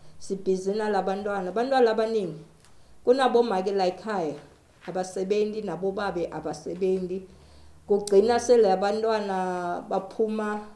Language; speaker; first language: Zulu; non-native, local second language; Swati